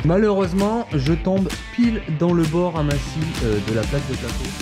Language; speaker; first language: French; native; French